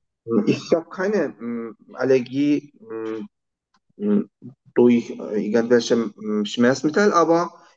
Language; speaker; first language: German; non-native, learner; Turkish